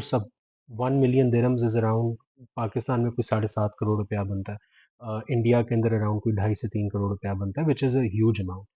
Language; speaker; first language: Hindi; non-native, local second language; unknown